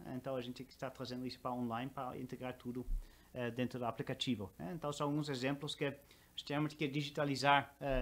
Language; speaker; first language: Portuguese; non-native, fluent; Dutch